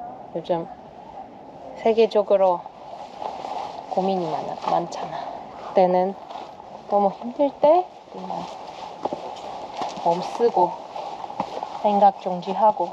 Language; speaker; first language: Korean; non-native, fluent; Russian